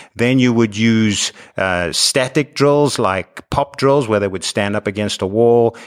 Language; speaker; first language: English; native; English